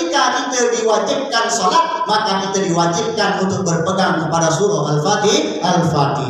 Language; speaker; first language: Malay; native; Malay